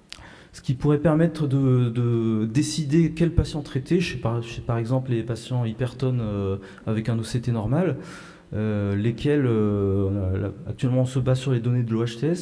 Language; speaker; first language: French; native; French